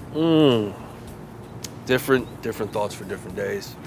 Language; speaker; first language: English; native; English